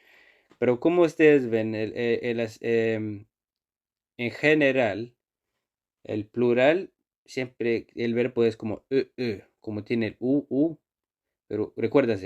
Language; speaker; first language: Spanish; non-native, fluent; Icelandic